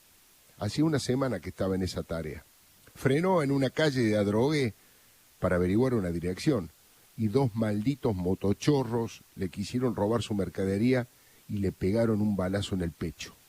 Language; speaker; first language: Spanish; native; Spanish